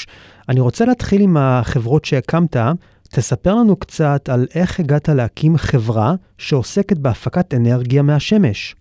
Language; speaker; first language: Hebrew; native; Hebrew